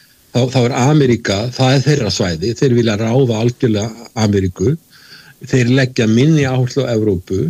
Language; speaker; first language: Icelandic; native; Icelandic